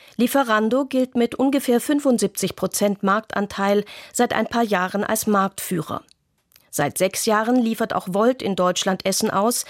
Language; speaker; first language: German; native; German